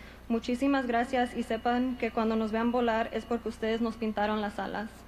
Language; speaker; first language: Spanish; early bilingual, heritage; Spanish